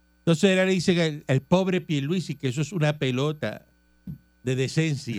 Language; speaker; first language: Spanish; native; Spanish